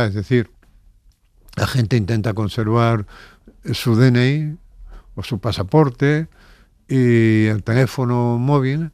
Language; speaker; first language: Spanish; native; Spanish